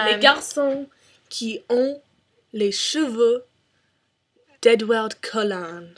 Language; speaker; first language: French; non-native, learner; English